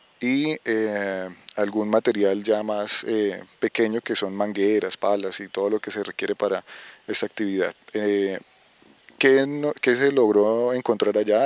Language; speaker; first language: Spanish; native; Spanish